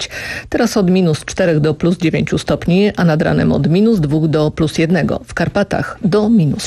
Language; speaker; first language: Polish; native; Polish